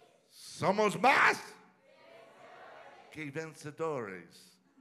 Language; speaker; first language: Spanish; non-native, learner; English